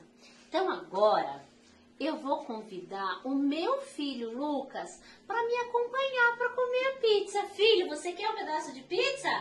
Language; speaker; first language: Portuguese; native; Portuguese